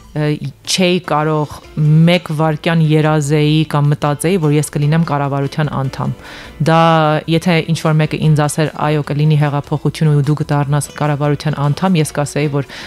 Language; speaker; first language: Armenian; early bilingual, heritage; Armenian